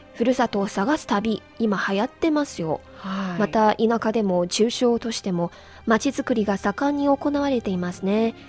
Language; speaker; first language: Japanese; non-native, fluent; Chinese